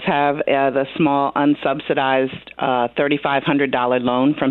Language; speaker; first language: English; native; English